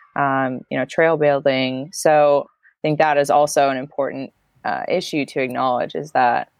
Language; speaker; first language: English; native; English